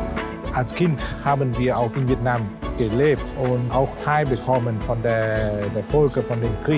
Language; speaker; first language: German; non-native, learner; Vietnamese